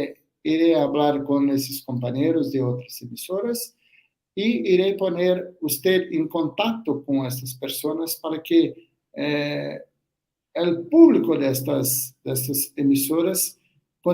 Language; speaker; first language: Spanish; non-native, learner; Portuguese